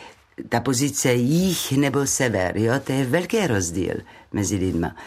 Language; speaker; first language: Czech; non-native, fluent; French